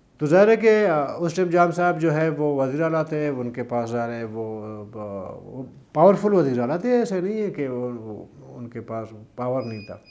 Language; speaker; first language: Urdu; non-native, local second language; Baluchi